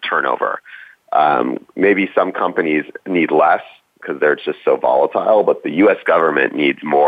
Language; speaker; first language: English; native; English